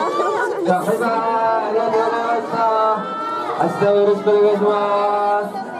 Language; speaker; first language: Japanese; non-native, learner; Korean